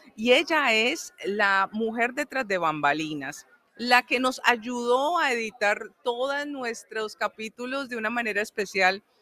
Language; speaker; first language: Spanish; early bilingual, heritage; Spanish